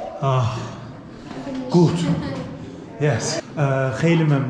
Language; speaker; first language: English; non-native, learner; Turkish